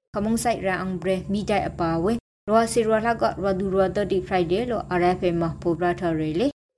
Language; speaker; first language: Burmese; native; Burmese